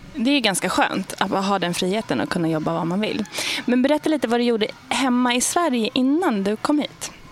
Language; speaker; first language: Swedish; native; Swedish